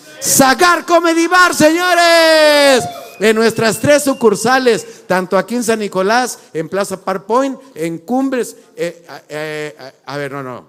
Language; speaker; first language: Spanish; native; Spanish